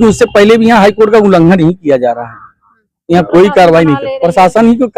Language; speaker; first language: Hindi; native; Hindi